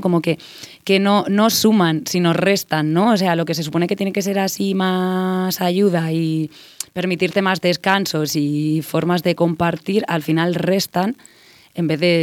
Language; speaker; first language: Spanish; native; Spanish